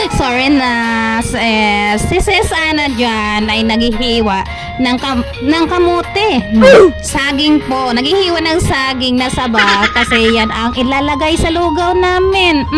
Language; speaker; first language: Filipino; non-native, local second language; Cebuano